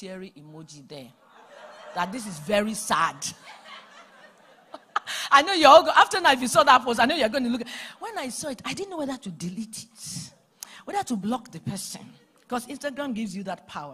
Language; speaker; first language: English; non-native, local second language; Yoruba